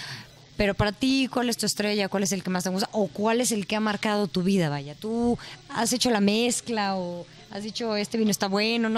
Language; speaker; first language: Spanish; native; Spanish